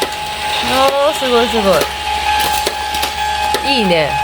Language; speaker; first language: Japanese; native; Japanese